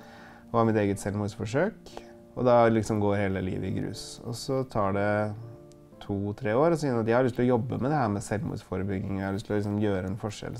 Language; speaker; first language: Norwegian; native; Norwegian